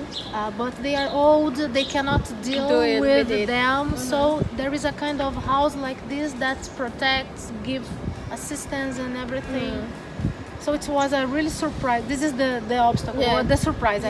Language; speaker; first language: English; non-native, learner; Portuguese